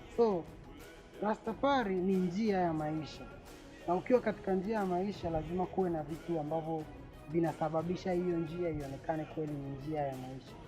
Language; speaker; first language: Swahili; native; Swahili